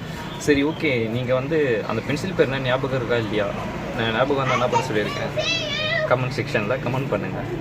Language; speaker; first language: Tamil; native; Tamil